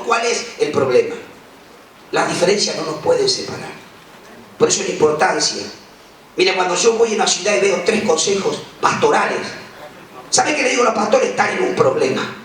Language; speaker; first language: Spanish; native; Spanish